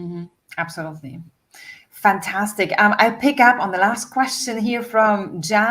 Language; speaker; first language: English; non-native, fluent; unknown